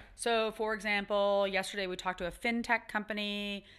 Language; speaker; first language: English; native; English